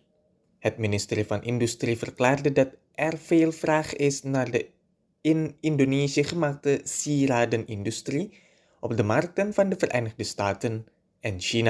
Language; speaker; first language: Dutch; non-native, fluent; Indonesian